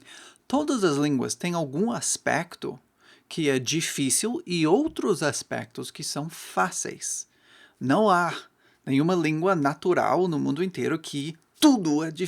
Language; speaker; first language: Portuguese; non-native, fluent; English